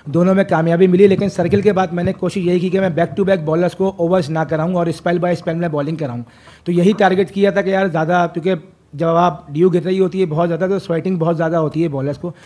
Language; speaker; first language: Urdu; native; Urdu